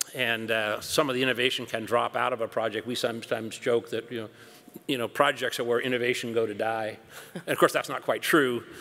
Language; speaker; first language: English; native; English